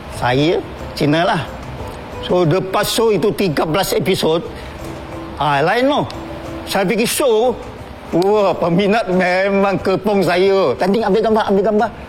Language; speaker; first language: Malay; non-native, local second language; Chinese